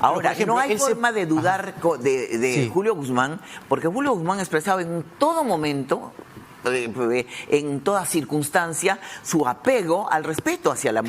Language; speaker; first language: Spanish; native; Spanish